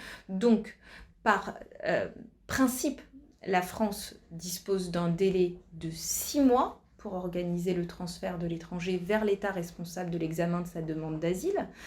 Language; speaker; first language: French; native; French